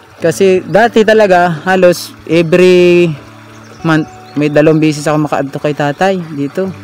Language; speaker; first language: Filipino; non-native, local second language; Cebuano